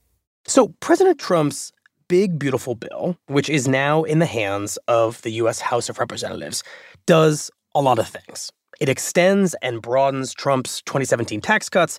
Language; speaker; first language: English; native; English